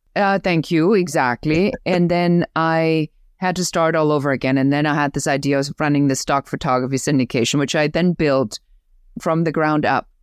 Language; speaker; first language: English; non-native, fluent; German